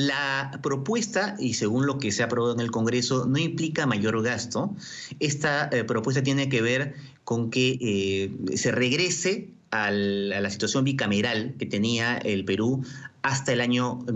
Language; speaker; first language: Spanish; native; Spanish